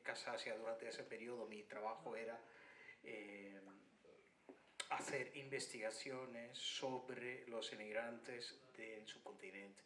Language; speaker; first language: Spanish; non-native, fluent; Bangla